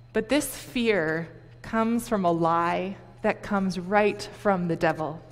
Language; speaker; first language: English; native; English